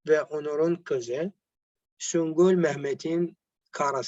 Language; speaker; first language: Turkish; non-native, learner; Arabic